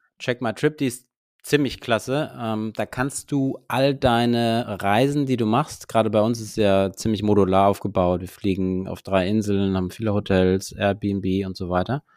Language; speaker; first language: German; native; German